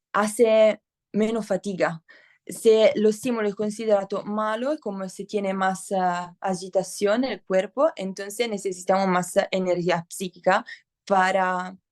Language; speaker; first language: Spanish; non-native, learner; Italian